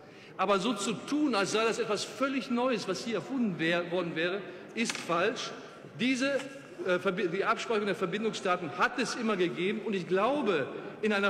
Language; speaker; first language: German; native; German